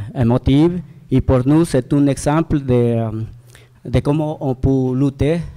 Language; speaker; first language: French; non-native, learner; Spanish